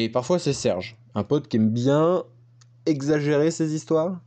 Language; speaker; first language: French; native; French